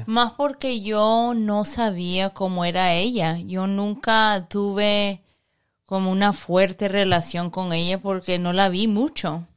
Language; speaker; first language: Spanish; early bilingual, heritage; Spanish